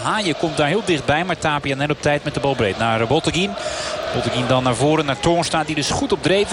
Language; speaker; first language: Dutch; native; Dutch